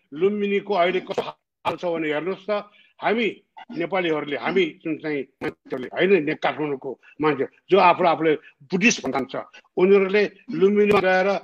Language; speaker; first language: Nepali; native; Nepali